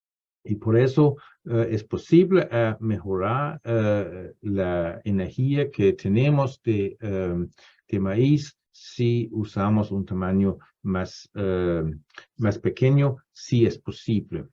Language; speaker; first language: Spanish; non-native, fluent; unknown